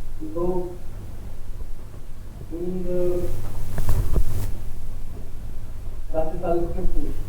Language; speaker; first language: German; non-native, learner; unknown